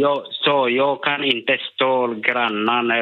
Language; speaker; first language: Swedish; non-native, learner; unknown